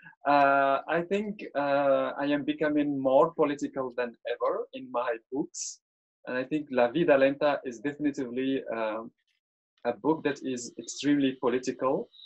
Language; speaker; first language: English; non-native, fluent; Arabic